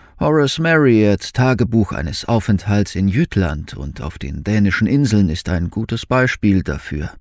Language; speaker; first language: German; native; German